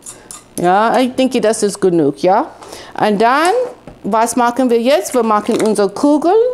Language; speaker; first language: German; non-native, fluent; English